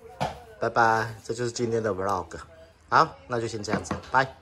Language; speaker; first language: Chinese; native; Chinese